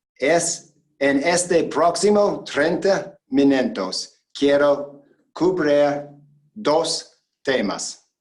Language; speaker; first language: Spanish; non-native, learner; English